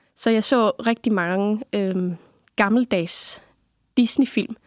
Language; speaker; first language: Danish; non-native, local second language; Kalaallisut